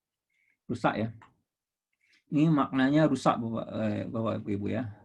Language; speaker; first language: Indonesian; native; Indonesian